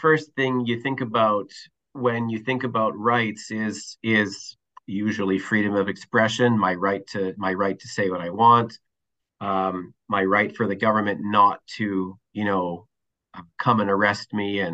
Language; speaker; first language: English; native; English